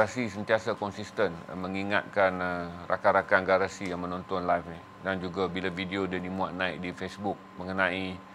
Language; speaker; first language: Malay; native; Malay